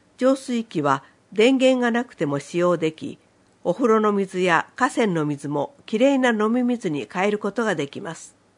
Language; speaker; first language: Japanese; native; Japanese